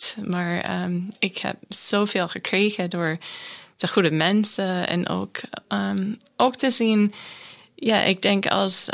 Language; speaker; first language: Dutch; non-native, learner; English